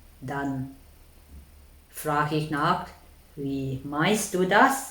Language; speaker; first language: German; non-native, fluent; Thai